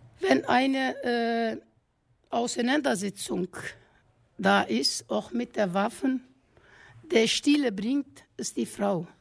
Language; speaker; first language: German; non-native, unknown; Kurdish